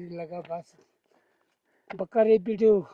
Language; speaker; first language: Hindi; non-native, local second language; Ladakhi